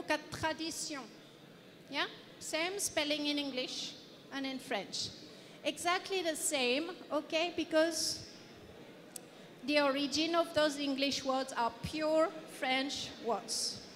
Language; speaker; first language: English; non-native, fluent; French